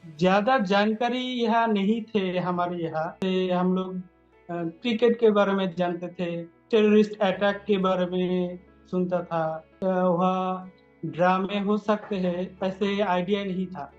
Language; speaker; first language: Hindi; non-native, learner; Bangla